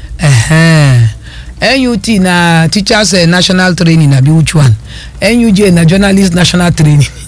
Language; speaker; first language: Nigerian Pidgin; non-native, local second language; Yoruba